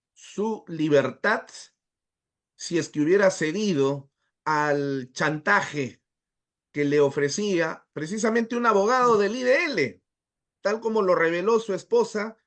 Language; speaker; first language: Spanish; native; Spanish